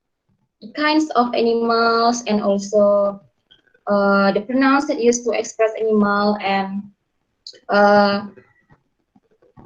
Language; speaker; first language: English; non-native, learner; Indonesian